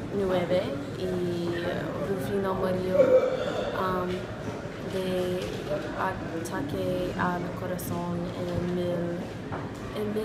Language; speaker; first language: Spanish; non-native, learner; English